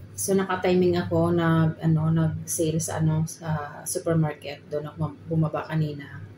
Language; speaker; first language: Filipino; non-native, local second language; Bikol